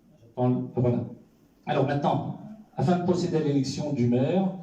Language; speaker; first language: French; native; French